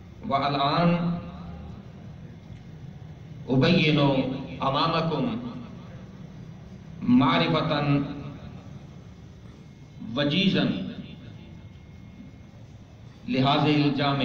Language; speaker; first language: Arabic; non-native, learner; Urdu